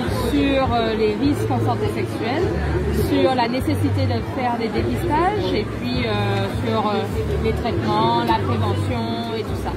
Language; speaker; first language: French; native; French